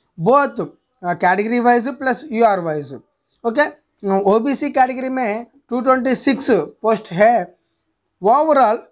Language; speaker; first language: Hindi; non-native, local second language; Telugu